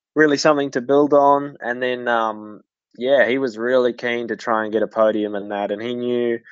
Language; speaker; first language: English; native; English